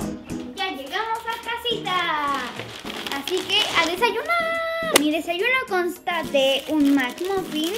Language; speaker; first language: Spanish; native; Spanish